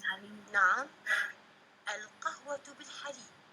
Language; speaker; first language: Arabic; non-native, learner; Indonesian